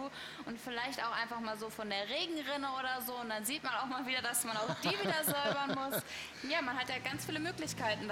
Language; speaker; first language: German; native; German